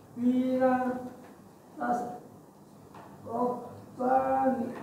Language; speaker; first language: Arabic; non-native, learner; Indonesian